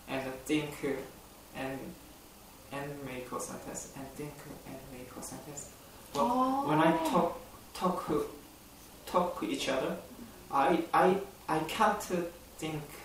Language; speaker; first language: English; non-native, learner; Korean